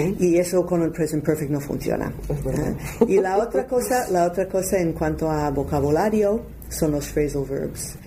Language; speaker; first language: Spanish; non-native, fluent; English